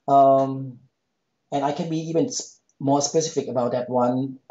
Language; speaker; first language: English; non-native, fluent; Thai